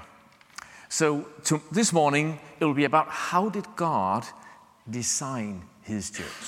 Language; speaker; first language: English; non-native, fluent; Danish